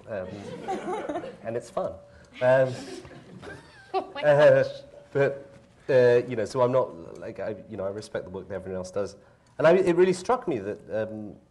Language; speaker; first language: English; native; English